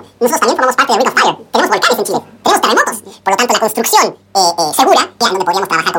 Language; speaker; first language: Spanish; native; Spanish